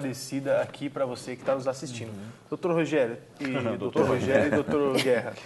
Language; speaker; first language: Portuguese; native; Portuguese